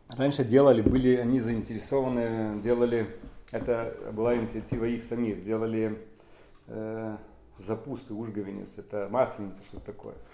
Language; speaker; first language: Russian; non-native, local second language; Polish